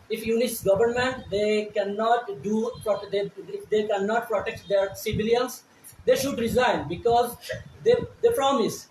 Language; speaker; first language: English; non-native, local second language; Bangla